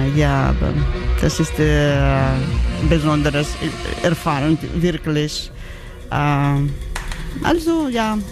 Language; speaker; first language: German; non-native, learner; Georgian